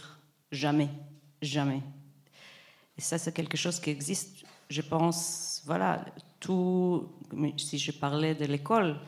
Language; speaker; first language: French; non-native, fluent; Hebrew